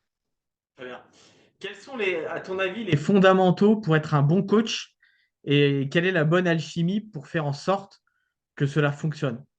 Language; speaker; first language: French; native; French